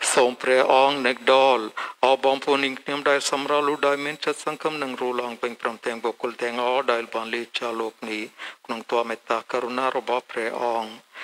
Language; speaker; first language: Khmer; native; Khmer